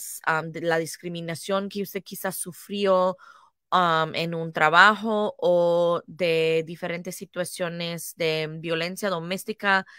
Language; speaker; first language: Spanish; non-native, fluent; English